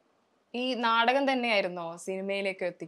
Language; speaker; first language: Malayalam; native; Malayalam